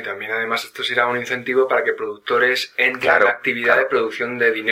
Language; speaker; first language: Spanish; native; Spanish